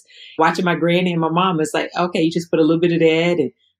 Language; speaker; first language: English; native; English